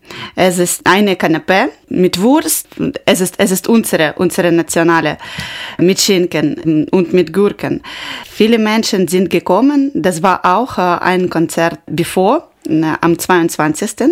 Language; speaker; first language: German; non-native, learner; Ukrainian